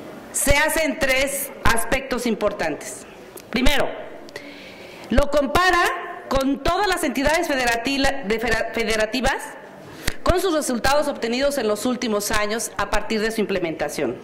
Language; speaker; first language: Spanish; native; Spanish